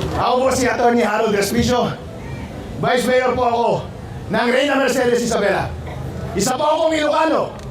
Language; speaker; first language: Filipino; non-native, local second language; Iloko